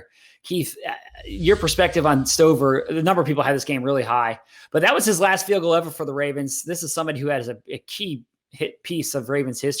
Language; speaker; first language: English; native; English